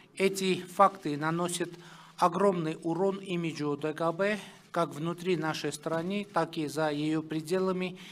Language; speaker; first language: Russian; non-native, local second language; Armenian